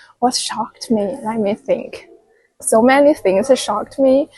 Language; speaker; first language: English; non-native, fluent; Chinese